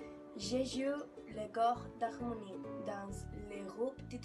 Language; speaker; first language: French; non-native, learner; Spanish